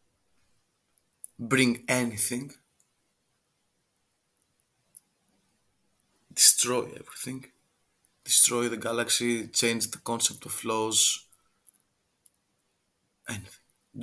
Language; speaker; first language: English; non-native, fluent; Greek